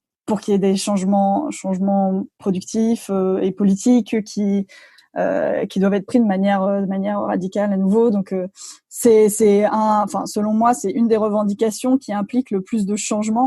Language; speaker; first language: French; native; French